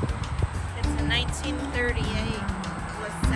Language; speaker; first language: English; native; English